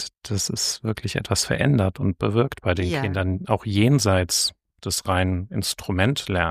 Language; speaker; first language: German; native; German